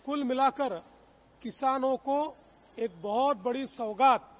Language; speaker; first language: Hindi; non-native, local second language; Marathi